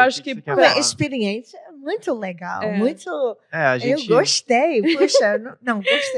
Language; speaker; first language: Portuguese; non-native, learner; English